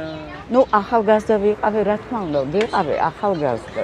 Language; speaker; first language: Georgian; non-native, local second language; Russian